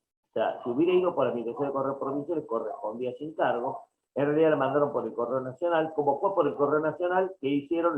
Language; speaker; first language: Spanish; native; Spanish